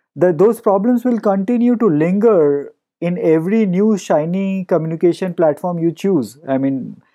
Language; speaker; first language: English; non-native, local second language; Hindi